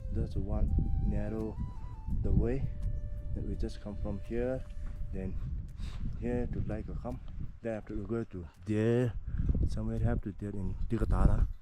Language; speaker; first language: English; non-native, learner; Nepali